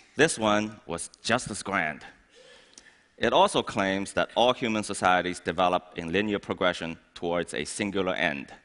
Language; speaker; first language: English; non-native, fluent; Chinese